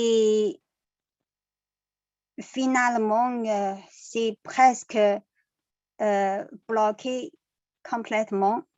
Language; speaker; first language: French; non-native, learner; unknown